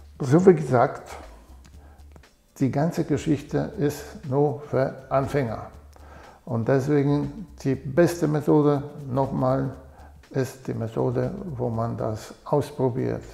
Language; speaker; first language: German; non-native, fluent; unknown